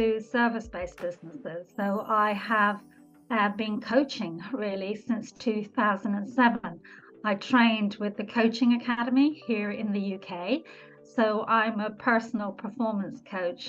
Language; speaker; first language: English; native; English